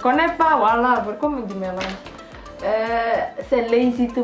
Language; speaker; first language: French; non-native, learner; Indonesian